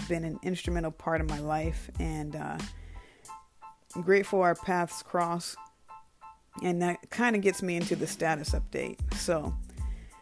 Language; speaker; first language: English; native; English